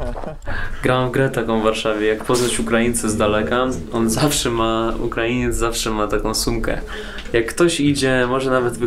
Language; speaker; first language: Polish; non-native, learner; Russian